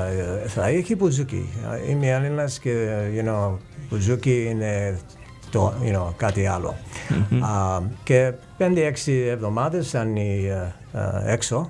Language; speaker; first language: Greek; early bilingual, heritage; English